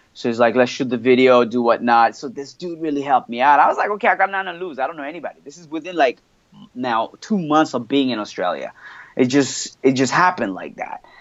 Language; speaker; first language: English; non-native, fluent; French